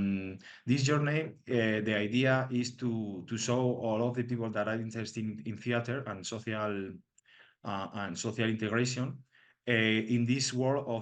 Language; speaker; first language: English; non-native, learner; Spanish